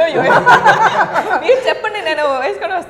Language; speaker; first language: Telugu; non-native, learner; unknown